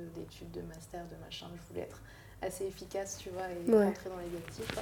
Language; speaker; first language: French; native; French